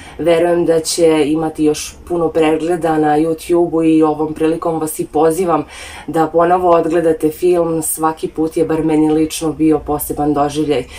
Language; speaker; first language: Serbian; native; Serbian